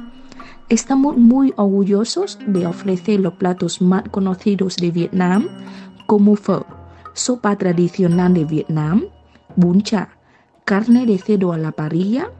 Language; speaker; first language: Spanish; non-native, fluent; Vietnamese